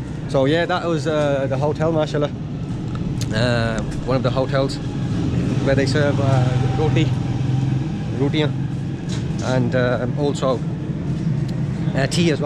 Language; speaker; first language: English; early bilingual, other home language; Punjabi